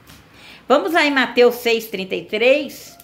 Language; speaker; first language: Portuguese; native; Portuguese